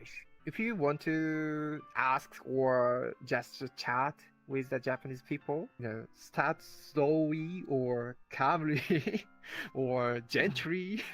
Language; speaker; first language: English; non-native, learner; Japanese